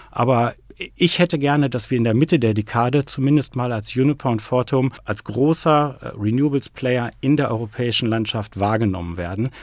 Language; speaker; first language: German; native; German